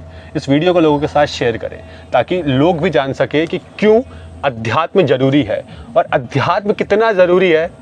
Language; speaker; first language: Hindi; native; Hindi